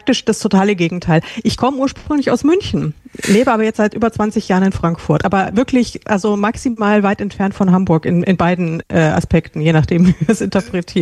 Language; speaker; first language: German; native; German